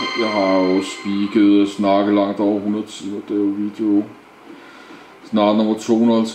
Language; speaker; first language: Danish; native; Danish